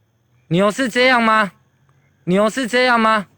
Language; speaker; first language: Chinese; native; Chinese